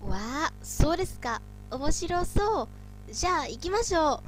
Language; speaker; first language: Japanese; non-native, learner; Vietnamese